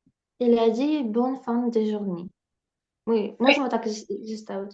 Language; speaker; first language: French; non-native, learner; Ukrainian